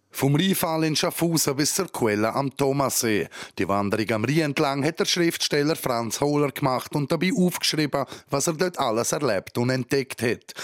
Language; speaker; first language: German; native; German